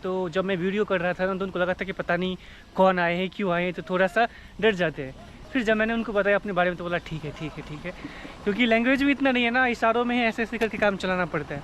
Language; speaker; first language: Hindi; native; Hindi